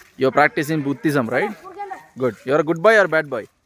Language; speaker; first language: English; non-native, local second language; Tamil